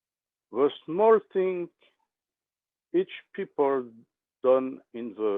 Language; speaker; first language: English; non-native, learner; French